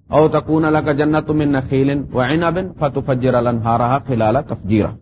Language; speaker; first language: Urdu; non-native, local second language; Punjabi